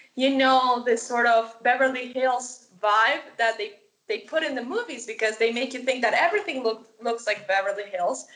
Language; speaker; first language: English; non-native, fluent; Spanish